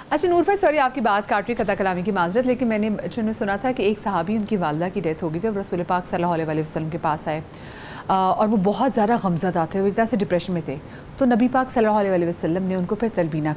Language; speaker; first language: Urdu; native; Urdu